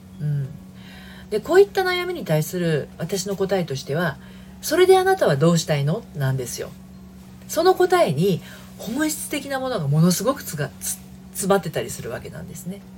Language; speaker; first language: Japanese; native; Japanese